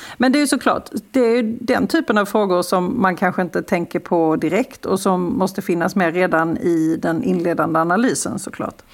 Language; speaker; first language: Swedish; native; Swedish